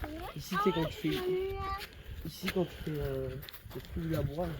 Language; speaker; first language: French; native; French